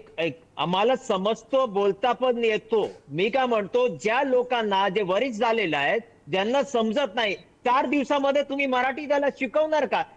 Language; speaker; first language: Marathi; non-native, local second language; Hindi